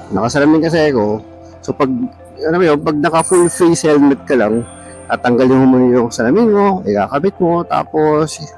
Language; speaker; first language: Filipino; native; Filipino